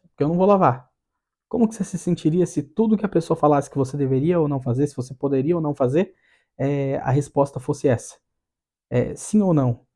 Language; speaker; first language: Portuguese; native; Portuguese